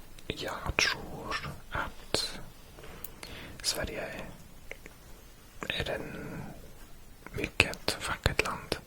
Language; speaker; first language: Swedish; non-native, learner; English